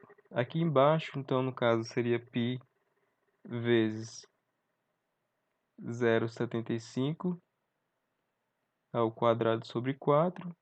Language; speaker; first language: Portuguese; native; Portuguese